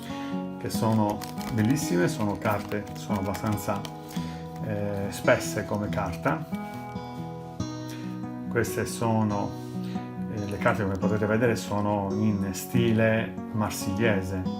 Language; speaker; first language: Italian; native; Italian